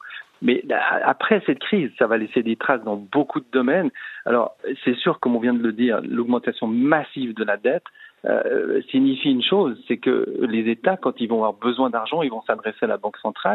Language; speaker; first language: French; native; French